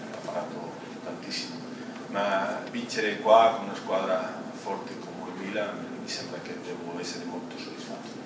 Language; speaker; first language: Italian; non-native, fluent; Spanish